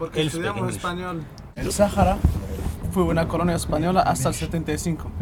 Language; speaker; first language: Spanish; non-native, local second language; Arabic